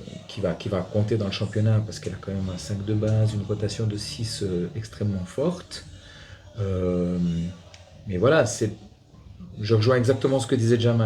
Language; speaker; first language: French; native; French